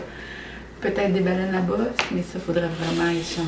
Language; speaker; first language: French; native; French